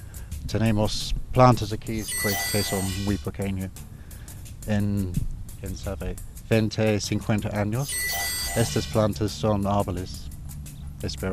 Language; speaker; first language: Spanish; non-native, learner; English